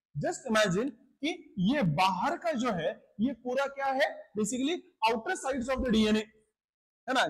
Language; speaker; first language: Hindi; non-native, local second language; Marathi